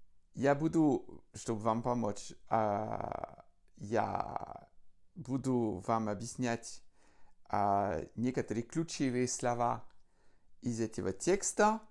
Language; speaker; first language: Russian; non-native, fluent; French